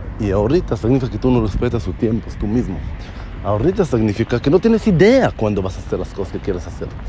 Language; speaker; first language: Spanish; non-native, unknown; Hebrew